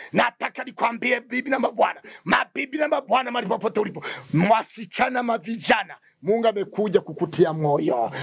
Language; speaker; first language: Swahili; non-native, local second language; Kinyarwanda